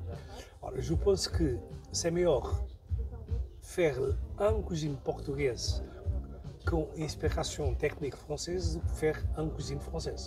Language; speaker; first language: French; non-native, learner; Portuguese